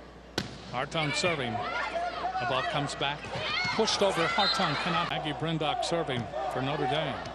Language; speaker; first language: English; native; English